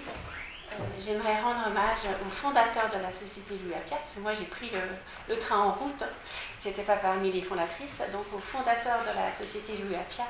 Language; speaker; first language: French; native; French